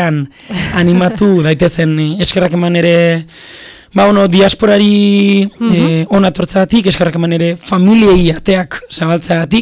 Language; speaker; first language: Basque; native; Basque